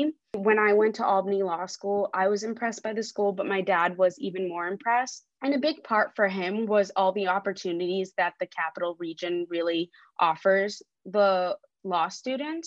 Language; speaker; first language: English; early bilingual, other home language; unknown